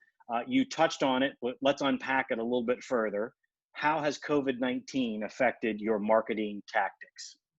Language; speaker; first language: English; native; English